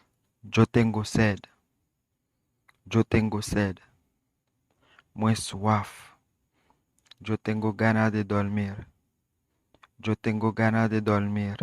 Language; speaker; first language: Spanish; non-native, learner; Haitian Creole